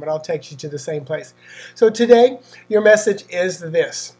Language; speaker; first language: English; native; English